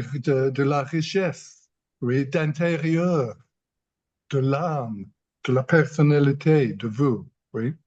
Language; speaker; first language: French; non-native, fluent; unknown